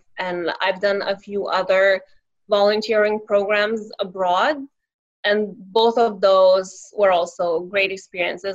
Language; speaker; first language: English; non-native, fluent; Lithuanian